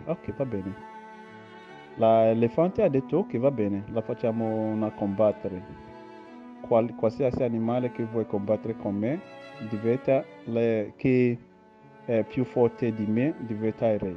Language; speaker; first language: Italian; non-native, learner; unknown